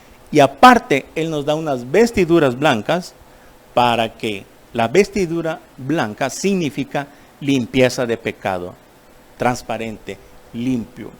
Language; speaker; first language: Spanish; native; Spanish